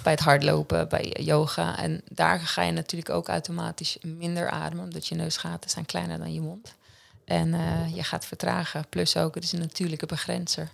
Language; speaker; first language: Dutch; non-native, fluent; Swiss German